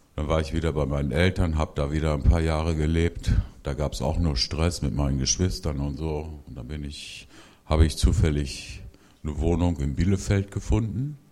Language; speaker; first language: German; early bilingual, other home language; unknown